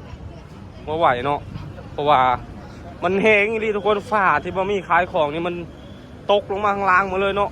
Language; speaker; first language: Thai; non-native, learner; Lao